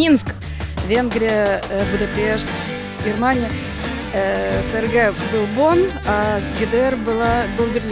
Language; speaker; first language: Russian; native; Russian